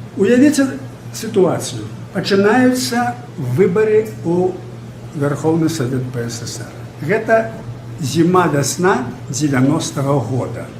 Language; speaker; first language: Belarusian; native; Belarusian